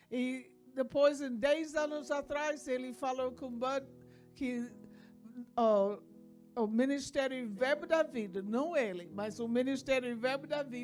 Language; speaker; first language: Portuguese; non-native, fluent; English